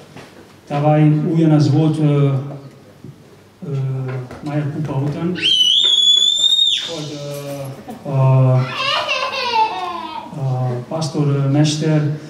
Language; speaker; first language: Hungarian; non-native, learner; Spanish